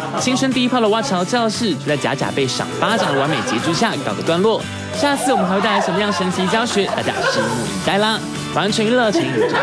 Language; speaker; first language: Chinese; native; Chinese